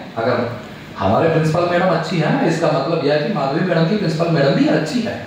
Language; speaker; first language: Hindi; non-native, local second language; Telugu